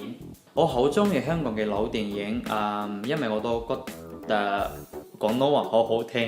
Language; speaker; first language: Cantonese; non-native, learner; Chinese